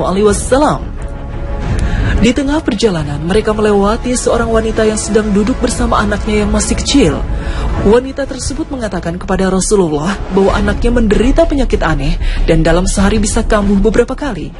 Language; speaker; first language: Indonesian; native; Indonesian